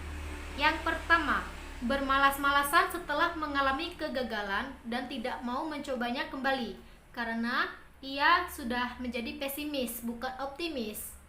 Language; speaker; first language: Indonesian; native; Indonesian